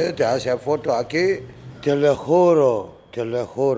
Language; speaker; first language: Spanish; non-native, learner; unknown